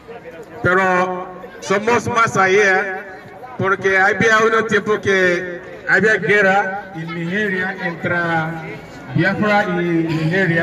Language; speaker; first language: Spanish; non-native, learner; Igbo